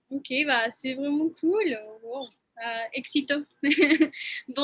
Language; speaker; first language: French; non-native, fluent; Spanish